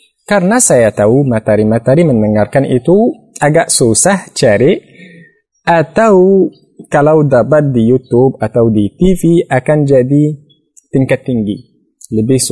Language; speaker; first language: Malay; non-native, fluent; Arabic